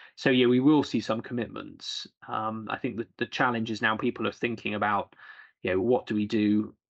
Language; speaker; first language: English; native; English